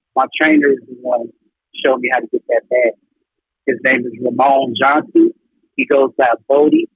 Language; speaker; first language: English; native; English